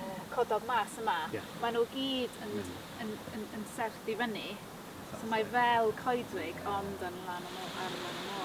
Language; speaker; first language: Welsh; non-native, local second language; English